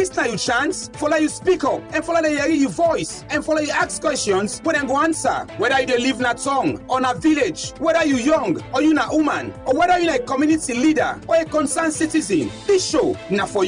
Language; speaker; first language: English; non-native, local second language; Krio